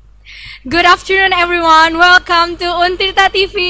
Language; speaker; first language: English; non-native, fluent; Indonesian